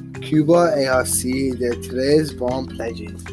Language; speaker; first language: French; non-native, learner; English